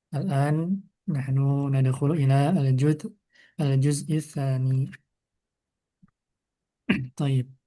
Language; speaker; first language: Arabic; non-native, fluent; Indonesian